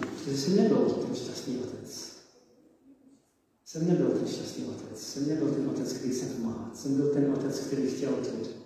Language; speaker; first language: Czech; non-native, learner; English